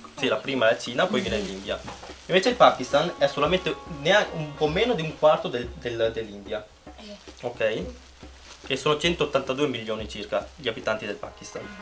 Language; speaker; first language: Italian; non-native, fluent; Punjabi